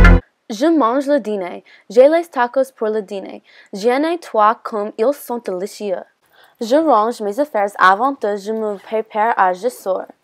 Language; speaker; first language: French; non-native, learner; English